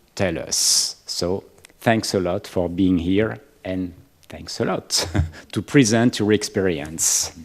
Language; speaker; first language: English; non-native, learner; French